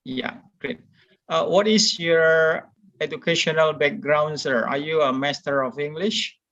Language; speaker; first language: English; non-native, fluent; Indonesian